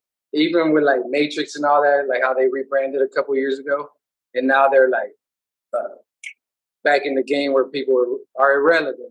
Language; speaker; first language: English; native; English